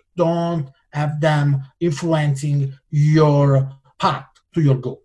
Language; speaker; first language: English; non-native, fluent; Italian